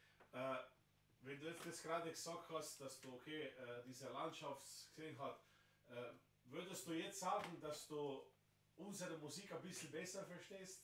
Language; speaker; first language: German; non-native, fluent; Slovenian